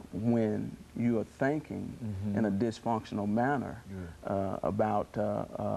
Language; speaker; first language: English; native; English